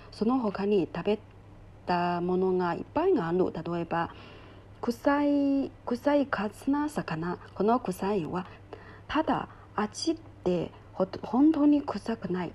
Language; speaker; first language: Japanese; non-native, learner; Chinese